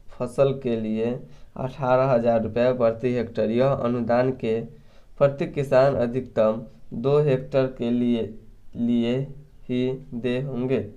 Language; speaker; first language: Hindi; native; Hindi